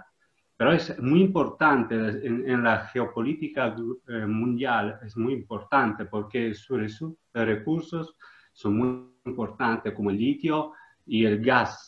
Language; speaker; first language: Spanish; non-native, learner; Italian